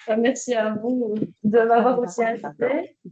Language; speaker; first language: French; native; French